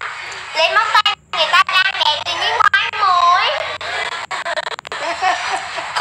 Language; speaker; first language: Vietnamese; non-native, learner; Indonesian